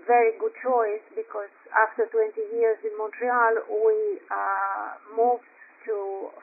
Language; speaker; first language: English; non-native, fluent; Greek